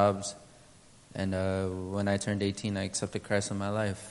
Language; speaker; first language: English; early bilingual, other home language; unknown